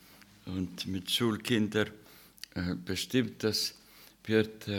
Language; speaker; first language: German; non-native, fluent; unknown